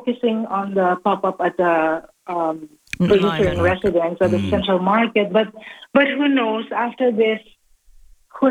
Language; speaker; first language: English; non-native, local second language; Filipino